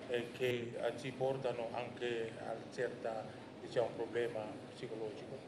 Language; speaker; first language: Italian; non-native, fluent; Indonesian